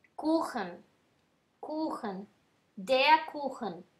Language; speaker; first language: German; non-native, fluent; Spanish